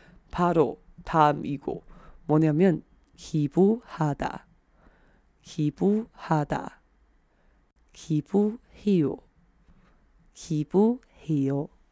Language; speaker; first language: Korean; non-native, fluent; Chinese